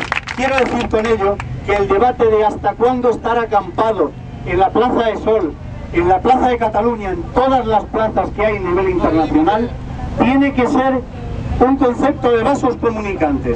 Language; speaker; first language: Spanish; native; Spanish